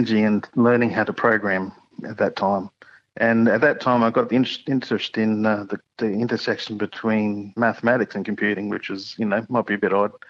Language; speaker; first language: English; native; English